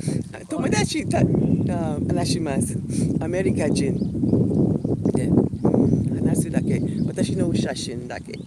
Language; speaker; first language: Japanese; non-native, learner; English